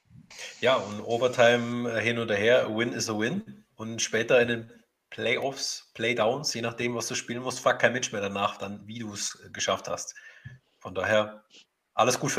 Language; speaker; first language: German; native; German